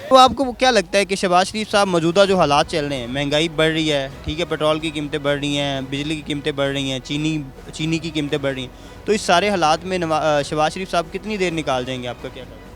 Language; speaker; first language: Urdu; native; Urdu